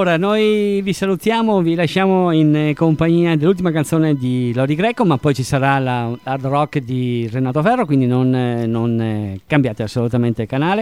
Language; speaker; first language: Italian; native; Italian